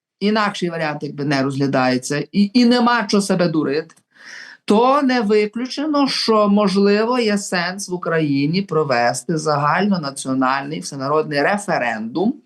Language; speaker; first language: Ukrainian; native; Ukrainian